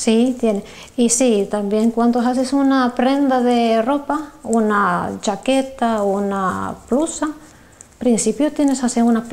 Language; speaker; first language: Spanish; non-native, learner; Finnish